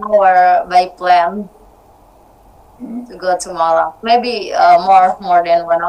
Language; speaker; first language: English; non-native, learner; Indonesian